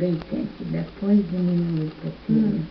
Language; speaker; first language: Portuguese; non-native, learner; German